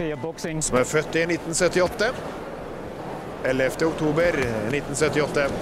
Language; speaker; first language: Norwegian; native; Norwegian